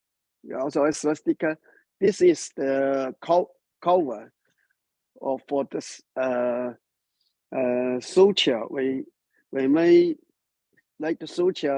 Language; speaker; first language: English; non-native, learner; Chinese